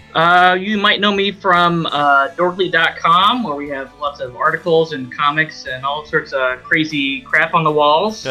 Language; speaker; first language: English; native; English